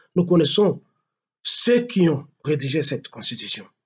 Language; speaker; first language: French; non-native, local second language; Swahili